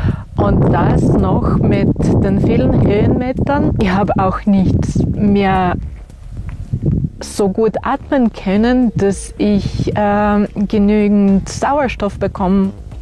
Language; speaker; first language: German; non-native, fluent; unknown